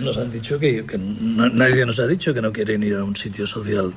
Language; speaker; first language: Spanish; native; Spanish